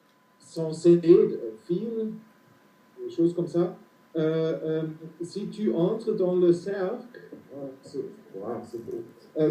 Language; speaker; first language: French; non-native, fluent; German